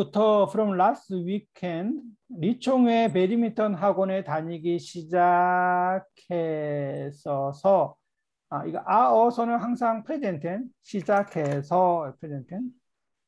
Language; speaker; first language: Korean; native; Korean